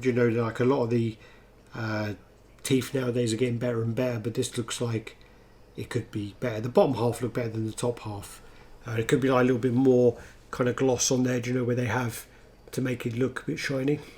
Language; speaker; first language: English; native; English